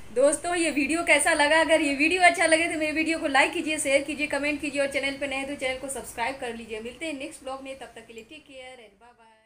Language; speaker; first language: Hindi; native; Hindi